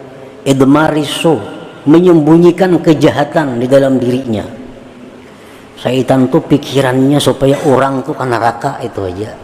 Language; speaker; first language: Indonesian; non-native, local second language; Banjar